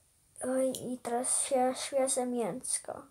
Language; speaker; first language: Polish; early bilingual, heritage; Polish